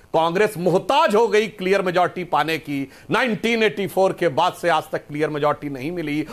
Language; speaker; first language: Hindi; native; Hindi